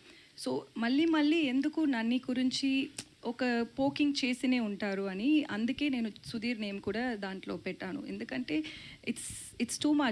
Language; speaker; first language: Telugu; non-native, learner; Tamil